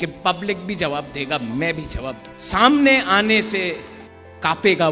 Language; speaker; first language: Hindi; non-native, local second language; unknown